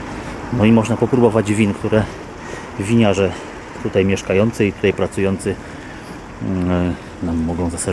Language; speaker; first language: Polish; native; Polish